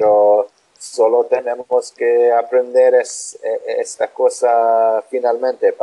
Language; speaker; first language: Spanish; non-native, learner; English